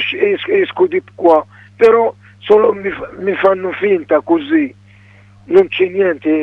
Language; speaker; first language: Italian; non-native, learner; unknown